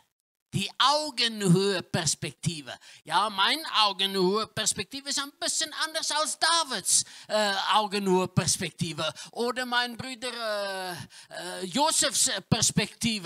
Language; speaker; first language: German; non-native, learner; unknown